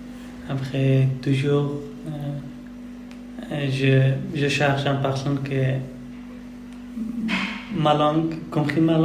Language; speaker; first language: French; non-native, learner; Persian